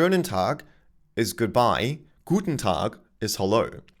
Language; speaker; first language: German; non-native, fluent; English